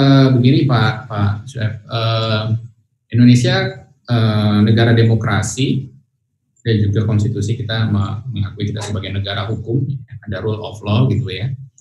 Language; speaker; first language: Indonesian; native; Indonesian